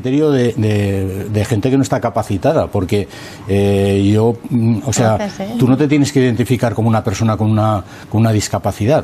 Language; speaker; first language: Spanish; native; Spanish